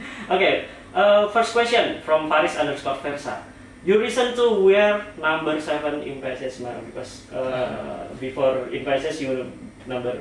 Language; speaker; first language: English; non-native, learner; Indonesian